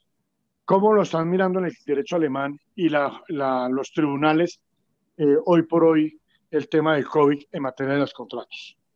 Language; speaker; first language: Spanish; native; Spanish